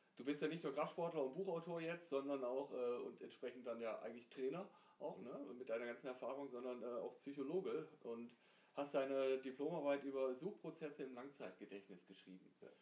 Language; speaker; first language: German; native; German